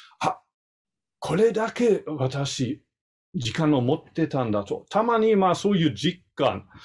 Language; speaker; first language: Japanese; non-native, fluent; German